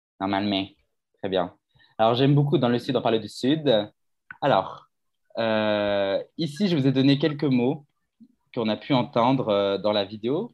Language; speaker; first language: French; native; French